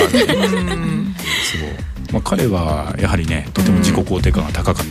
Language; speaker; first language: Japanese; native; Japanese